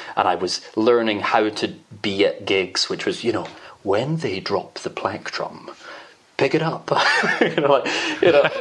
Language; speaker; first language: English; native; English